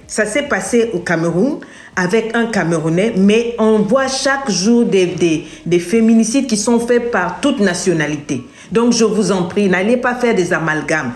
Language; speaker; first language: French; non-native, local second language; Lingala